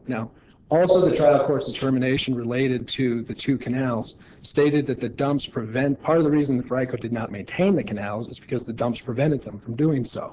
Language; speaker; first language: English; native; English